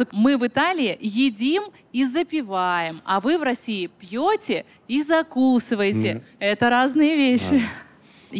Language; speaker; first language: Russian; native; Russian